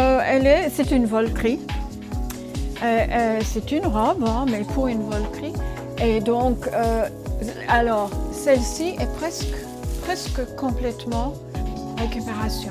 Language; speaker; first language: French; non-native, fluent; English